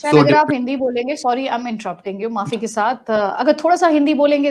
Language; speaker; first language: Hindi; native; Hindi